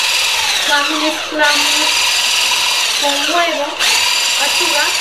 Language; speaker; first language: Spanish; non-native, learner; Turkish